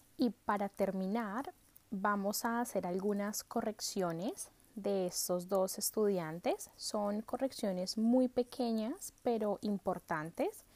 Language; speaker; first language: Spanish; native; Spanish